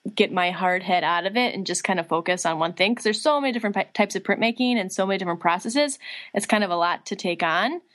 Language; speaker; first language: English; native; English